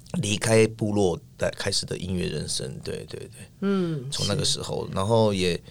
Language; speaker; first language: Chinese; non-native, local second language; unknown